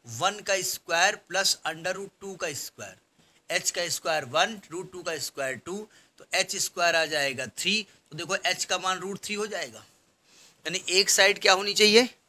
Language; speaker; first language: Hindi; native; Hindi